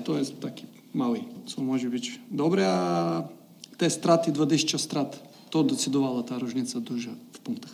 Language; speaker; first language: Polish; non-native, fluent; Macedonian